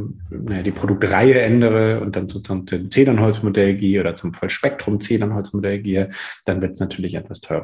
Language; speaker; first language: German; native; German